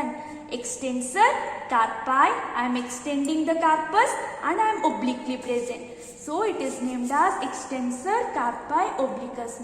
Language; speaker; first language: English; non-native, local second language; Hindi